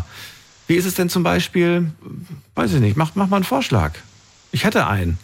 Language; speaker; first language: German; native; German